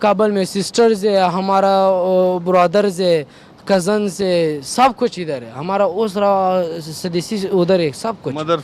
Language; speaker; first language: Hindi; non-native, learner; Pashto